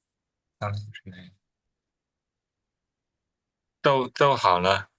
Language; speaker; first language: Chinese; non-native, learner; Burmese